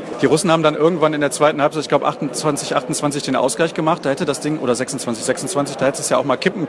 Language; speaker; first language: German; native; German